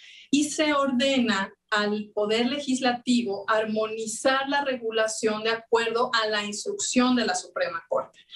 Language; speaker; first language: Spanish; native; Spanish